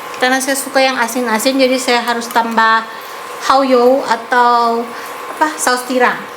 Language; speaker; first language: Indonesian; native; Indonesian